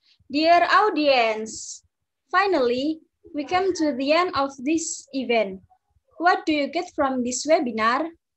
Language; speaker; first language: English; non-native, learner; Indonesian